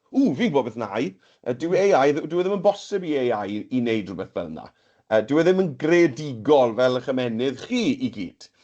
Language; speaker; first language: Welsh; native; Welsh